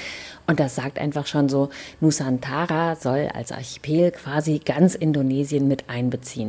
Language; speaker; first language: German; native; German